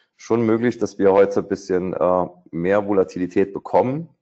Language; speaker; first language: German; native; German